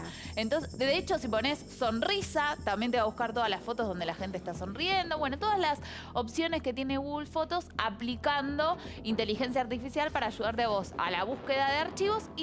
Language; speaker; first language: Spanish; native; Spanish